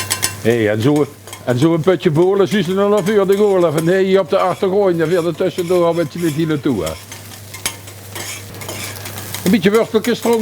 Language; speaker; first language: Dutch; native; Dutch